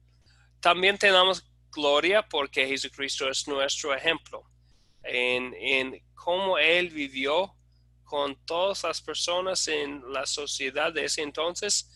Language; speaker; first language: Spanish; non-native, fluent; English